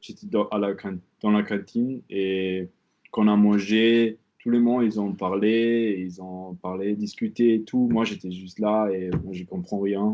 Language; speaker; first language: French; non-native, learner; German